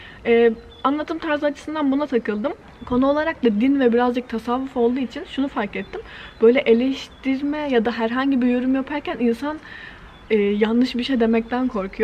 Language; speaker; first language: Turkish; native; Turkish